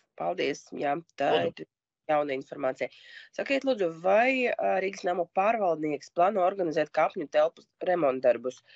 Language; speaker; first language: Latvian; non-native, local second language; Russian